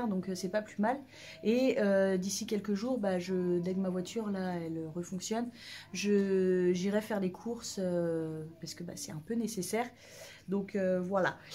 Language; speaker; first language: French; native; French